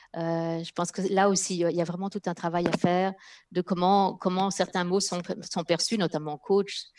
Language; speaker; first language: French; early bilingual, other home language; Dutch